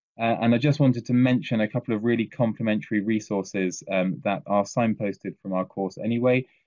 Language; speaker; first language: English; native; English